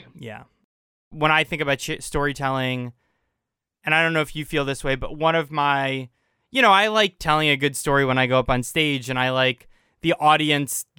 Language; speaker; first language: English; native; English